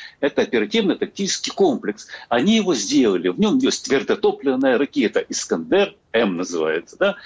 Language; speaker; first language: Russian; native; Russian